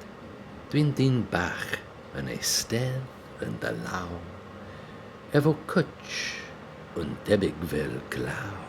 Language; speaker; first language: Welsh; non-native, learner; English